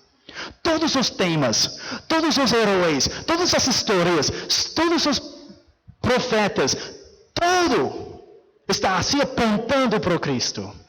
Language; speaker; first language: Portuguese; non-native, fluent; English